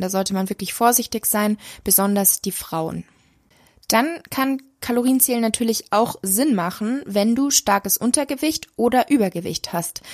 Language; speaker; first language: German; native; German